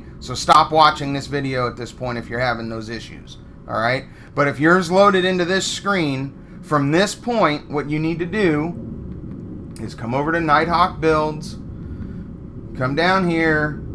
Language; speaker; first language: English; native; English